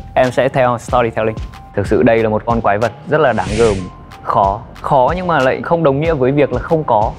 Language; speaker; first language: Vietnamese; native; Vietnamese